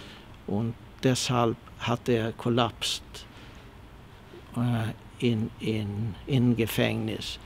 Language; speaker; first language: German; early bilingual, heritage; Swedish